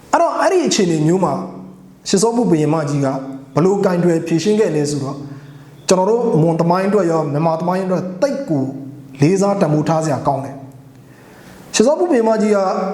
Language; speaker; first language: Burmese; non-native, local second language; Mon